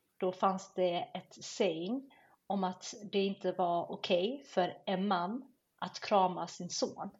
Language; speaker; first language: Swedish; early bilingual, other home language; Chinese